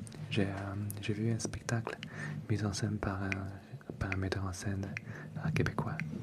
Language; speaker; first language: French; non-native, fluent; Chinese